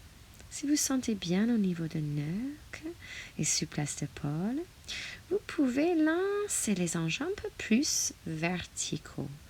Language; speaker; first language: French; non-native, fluent; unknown